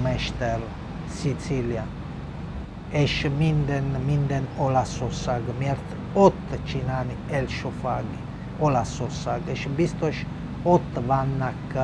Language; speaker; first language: Hungarian; non-native, learner; Italian